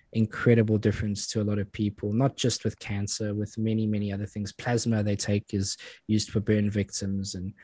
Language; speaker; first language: English; native; English